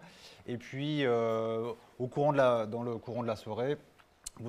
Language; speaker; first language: French; native; French